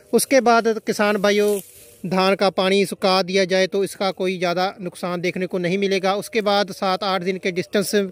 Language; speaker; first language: Hindi; non-native, local second language; Punjabi